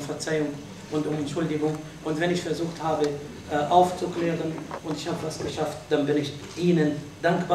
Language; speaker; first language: German; non-native, fluent; Arabic